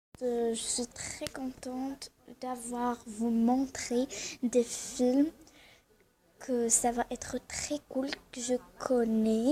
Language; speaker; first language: French; non-native, learner; Arabic